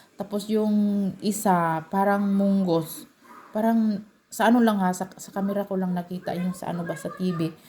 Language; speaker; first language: Filipino; non-native, local second language; Cebuano